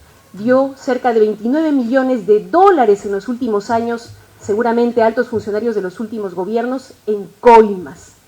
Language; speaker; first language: Spanish; native; Spanish